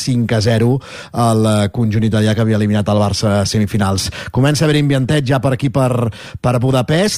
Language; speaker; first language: Catalan; native; Catalan